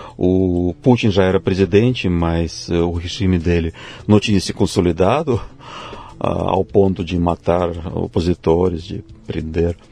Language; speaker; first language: Portuguese; non-native, fluent; Russian